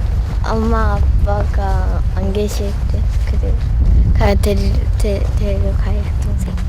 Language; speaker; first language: Korean; early bilingual, other home language; Russian